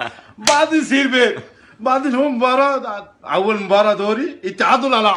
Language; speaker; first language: Arabic; non-native, learner; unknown